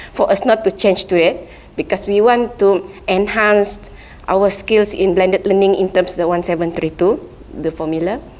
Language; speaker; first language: English; non-native, local second language; Malay